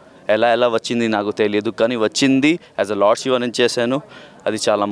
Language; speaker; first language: Telugu; non-native, learner; Hindi